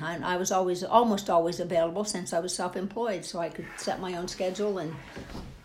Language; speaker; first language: English; native; English